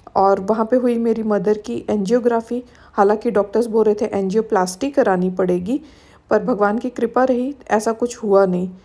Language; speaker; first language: Hindi; native; Hindi